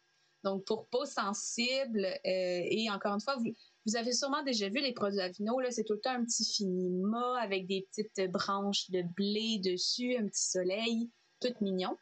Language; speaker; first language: French; native; French